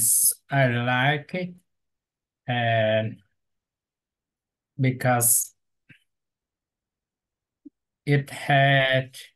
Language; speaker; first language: English; non-native, learner; Vietnamese